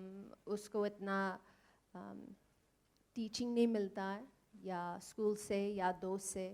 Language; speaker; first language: Hindi; early bilingual, heritage; English